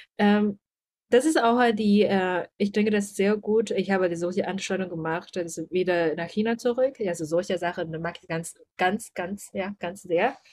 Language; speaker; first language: German; non-native, learner; Chinese